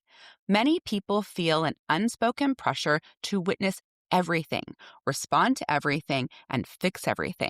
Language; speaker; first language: English; native; English